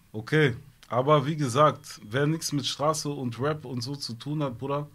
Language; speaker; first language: German; early bilingual, other home language; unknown